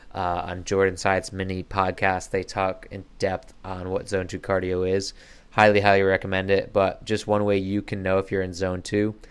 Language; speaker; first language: English; native; English